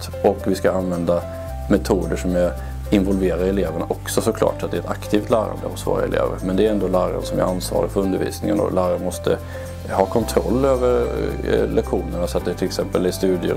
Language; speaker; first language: Swedish; native; Swedish